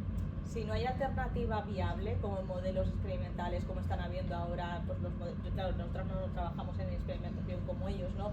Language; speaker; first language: Spanish; native; Spanish